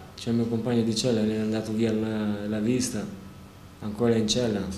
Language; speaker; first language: Italian; non-native, fluent; Arabic